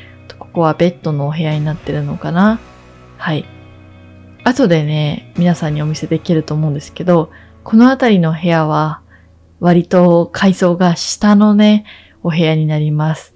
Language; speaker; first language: Japanese; native; Japanese